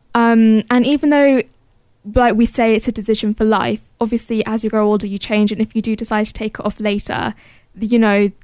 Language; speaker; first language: English; early bilingual, other home language; Arabic